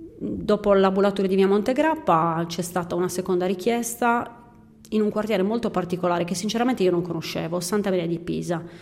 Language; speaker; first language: Italian; native; Italian